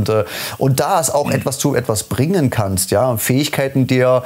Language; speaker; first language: German; native; German